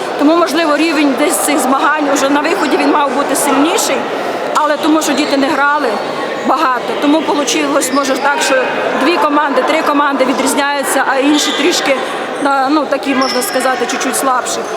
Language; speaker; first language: Ukrainian; native; Ukrainian